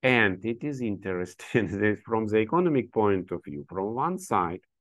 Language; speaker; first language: English; non-native, learner; Ukrainian